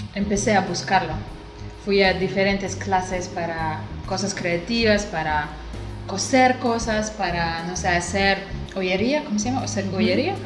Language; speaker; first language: Spanish; non-native, learner; Russian